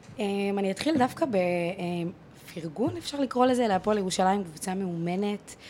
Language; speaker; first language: Hebrew; native; Hebrew